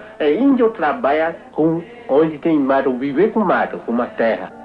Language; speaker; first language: Portuguese; non-native, local second language; Kayapó